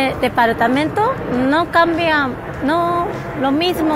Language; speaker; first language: Spanish; non-native, learner; Japanese